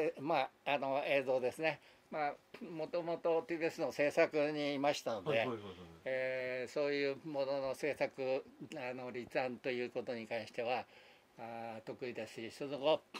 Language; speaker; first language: Japanese; native; Japanese